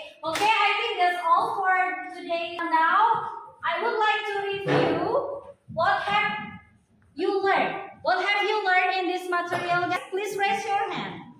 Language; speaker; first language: English; non-native, fluent; Indonesian